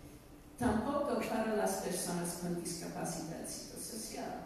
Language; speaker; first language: Spanish; non-native, fluent; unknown